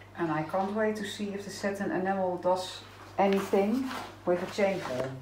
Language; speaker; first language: English; non-native, fluent; Dutch